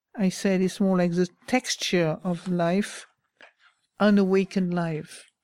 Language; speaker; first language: English; non-native, fluent; French